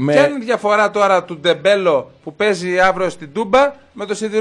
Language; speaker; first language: Greek; native; Greek